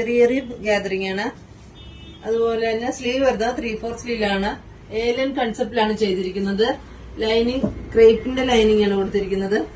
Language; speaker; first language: Malayalam; native; Malayalam